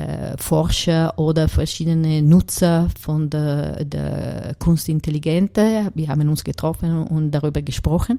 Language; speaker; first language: German; non-native, fluent; Italian